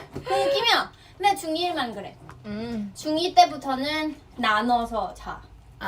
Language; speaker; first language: Korean; non-native, fluent; Thai